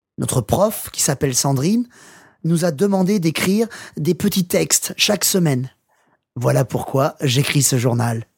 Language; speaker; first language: French; non-native, learner; English